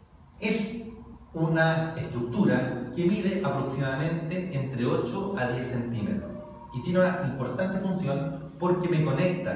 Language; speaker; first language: Spanish; native; Spanish